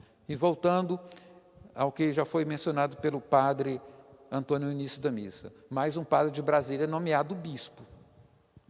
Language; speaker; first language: Portuguese; native; Portuguese